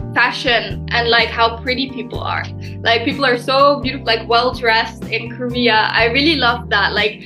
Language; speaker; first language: English; early bilingual, heritage; Turkish